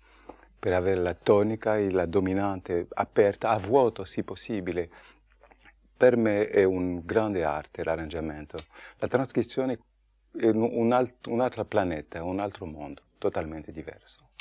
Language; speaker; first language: Italian; non-native, fluent; French